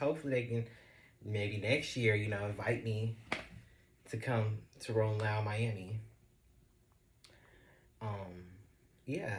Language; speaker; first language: English; native; English